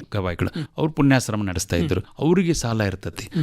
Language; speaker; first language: Kannada; native; Kannada